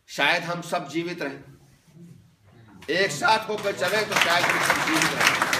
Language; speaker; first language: Hindi; non-native, local second language; Kashmiri